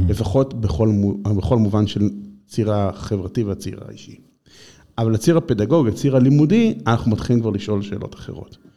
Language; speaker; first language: Hebrew; native; Hebrew